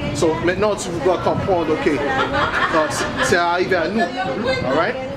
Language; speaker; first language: French; non-native, learner; English